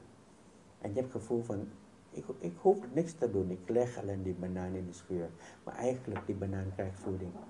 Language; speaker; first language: Dutch; non-native, fluent; Vietnamese